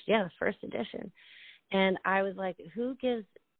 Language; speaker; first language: English; native; English